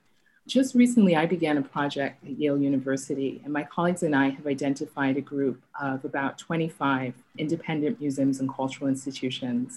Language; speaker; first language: English; non-native, local second language; Yoruba